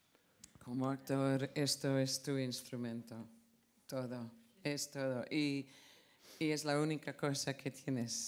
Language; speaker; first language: Spanish; non-native, fluent; English